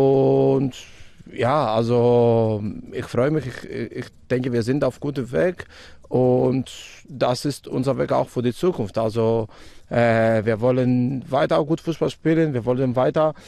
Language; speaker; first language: German; non-native, fluent; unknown